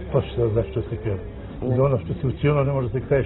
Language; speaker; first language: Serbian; non-native, local second language; Romany